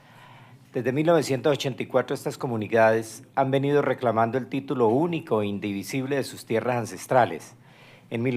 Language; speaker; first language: Spanish; native; Spanish